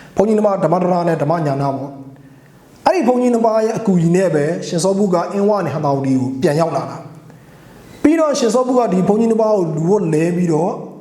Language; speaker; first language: Burmese; non-native, local second language; Mon